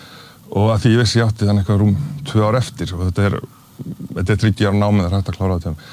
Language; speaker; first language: Icelandic; native; Icelandic